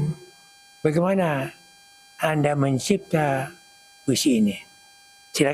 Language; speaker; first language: Indonesian; non-native, local second language; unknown